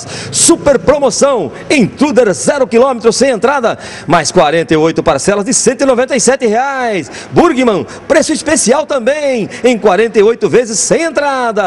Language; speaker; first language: Portuguese; native; Portuguese